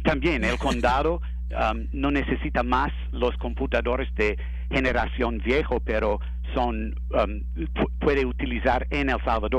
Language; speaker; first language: Spanish; non-native, learner; English